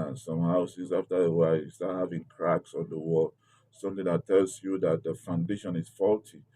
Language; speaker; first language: English; non-native, local second language; Yoruba